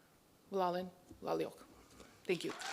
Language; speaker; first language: English; native; English